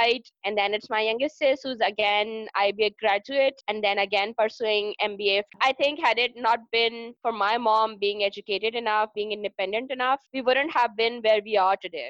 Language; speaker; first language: English; non-native, local second language; Urdu